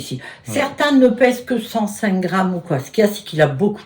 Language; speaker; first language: French; native; French